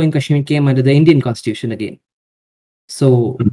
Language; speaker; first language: English; non-native, local second language; Hindi